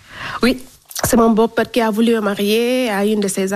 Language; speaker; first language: French; non-native, local second language; Fula